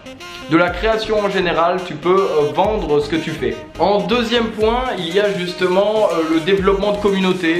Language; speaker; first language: French; native; French